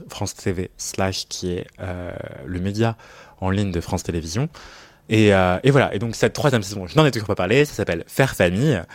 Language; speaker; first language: French; native; French